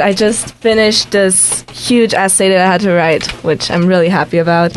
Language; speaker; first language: English; non-native, fluent; Italian